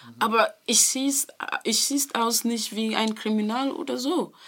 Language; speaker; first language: German; non-native, learner; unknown